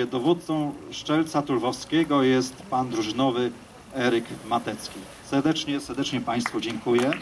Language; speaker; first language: Polish; native; Polish